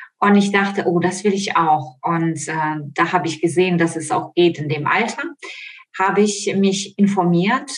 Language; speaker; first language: German; non-native, fluent; Ukrainian